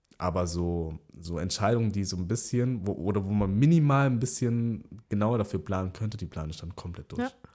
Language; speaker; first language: German; early bilingual, other home language; Vietnamese